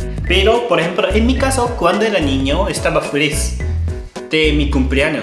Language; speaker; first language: Spanish; non-native, learner; Japanese